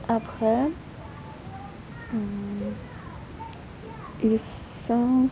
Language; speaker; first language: French; non-native, learner; Polish